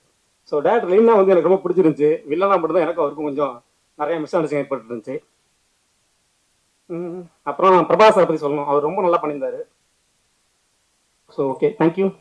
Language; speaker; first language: Tamil; native; Tamil